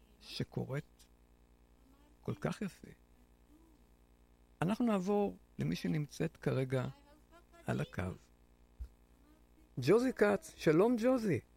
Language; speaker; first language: Hebrew; native; Hebrew